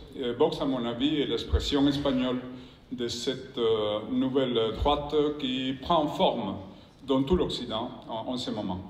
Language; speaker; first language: French; non-native, fluent; Spanish